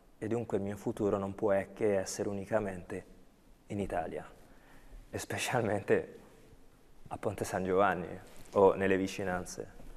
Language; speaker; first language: Italian; early bilingual, other home language; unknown